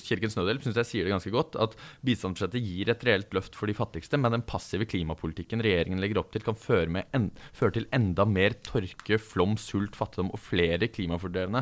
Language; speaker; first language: Norwegian; native; Norwegian